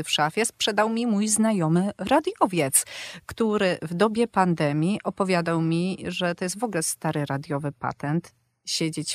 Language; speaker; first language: Polish; native; Polish